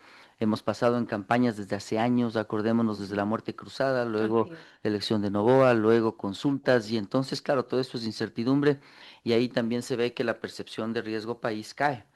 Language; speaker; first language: Spanish; native; Spanish